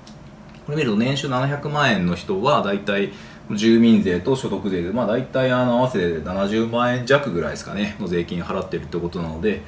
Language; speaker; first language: Japanese; native; Japanese